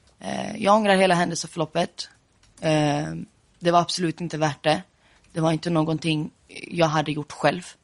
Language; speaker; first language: Swedish; early bilingual, other home language; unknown